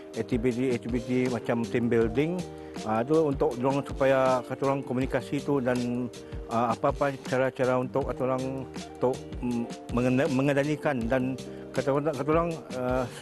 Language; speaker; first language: Malay; native; Malay